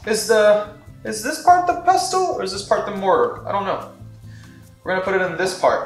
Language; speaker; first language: English; native; English